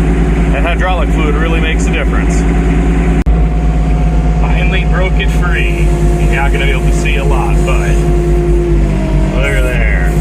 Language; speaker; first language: English; native; English